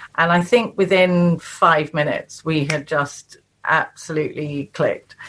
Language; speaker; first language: English; native; English